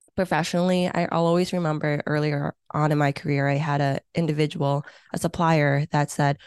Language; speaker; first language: English; early bilingual, other home language; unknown